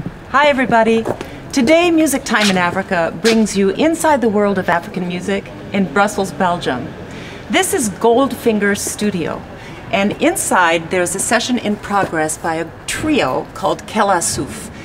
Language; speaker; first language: English; native; English